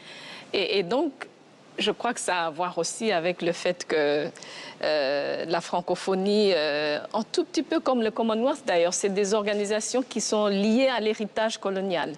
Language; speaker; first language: French; non-native, local second language; Kinyarwanda